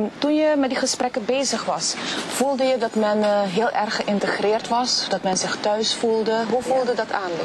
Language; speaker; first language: Dutch; non-native, local second language; Papiamento